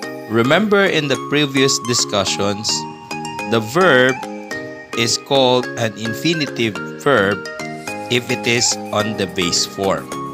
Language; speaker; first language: English; non-native, local second language; Filipino